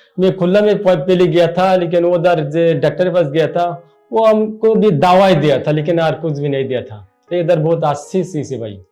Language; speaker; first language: Hindi; non-native, learner; Bangla